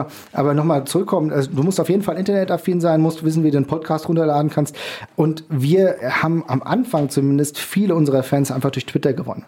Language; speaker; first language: German; native; German